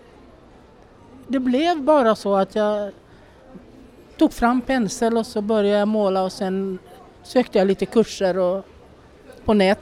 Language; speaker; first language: Swedish; native; Swedish